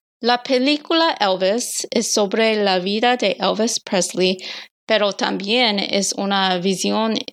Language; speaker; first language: Spanish; non-native, learner; English